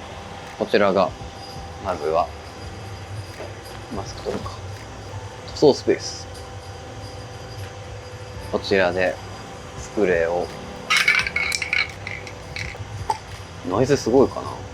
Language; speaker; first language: Japanese; native; Japanese